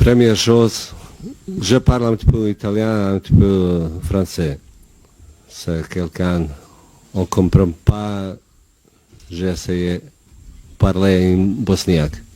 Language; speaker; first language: French; non-native, learner; Bosnian